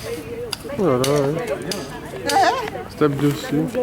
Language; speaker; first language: French; native; French